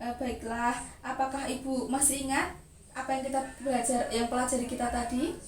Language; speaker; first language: Indonesian; native; Indonesian